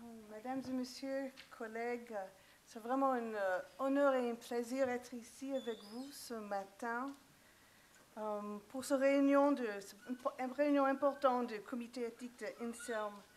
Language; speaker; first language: French; non-native, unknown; English